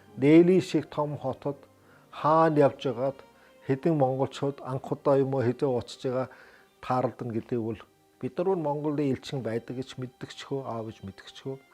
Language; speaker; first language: Mongolian; early bilingual, heritage; Mongolian